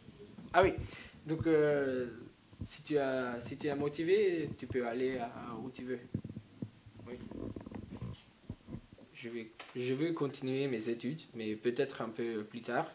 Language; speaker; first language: French; non-native, learner; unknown